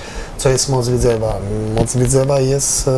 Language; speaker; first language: Polish; non-native, learner; Albanian